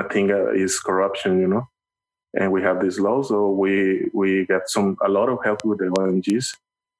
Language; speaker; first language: English; non-native, learner; Spanish